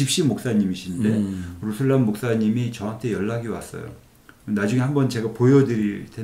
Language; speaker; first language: Korean; native; Korean